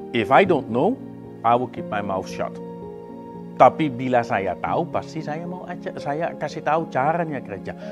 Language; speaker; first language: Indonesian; non-native, fluent; Dutch